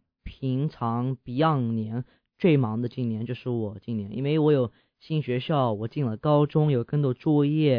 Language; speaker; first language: Chinese; early bilingual, heritage; English